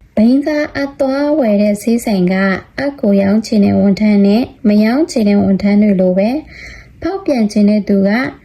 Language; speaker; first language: Burmese; non-native, local second language; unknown